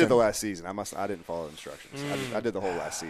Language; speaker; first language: English; native; English